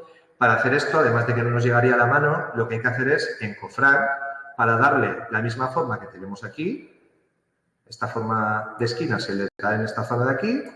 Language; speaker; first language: Spanish; native; Spanish